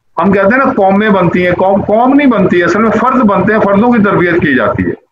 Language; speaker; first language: Urdu; non-native, local second language; Punjabi